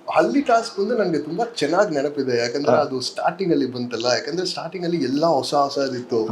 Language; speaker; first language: Kannada; non-native, local second language; English